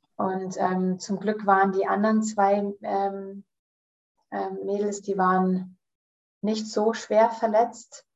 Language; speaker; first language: German; early bilingual, heritage; German